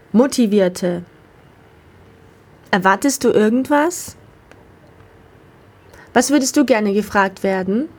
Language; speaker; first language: German; native; German